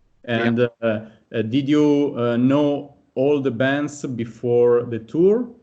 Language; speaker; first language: English; non-native, fluent; Italian